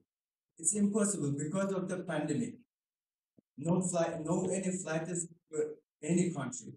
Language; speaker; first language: English; non-native, learner; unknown